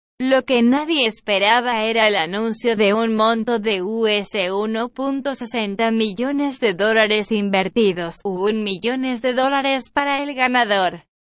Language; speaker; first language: Spanish; non-native, learner; Portuguese